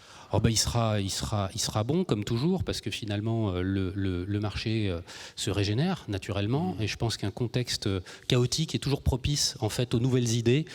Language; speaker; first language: French; native; French